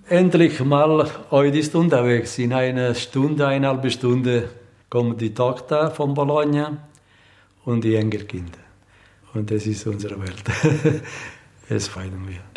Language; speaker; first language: German; non-native, learner; Italian